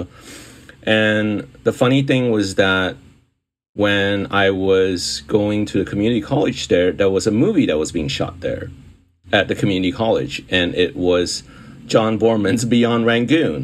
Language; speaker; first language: English; non-native, local second language; Cantonese